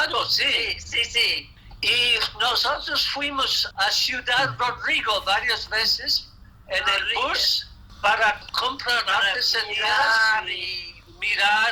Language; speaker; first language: Spanish; non-native, fluent; English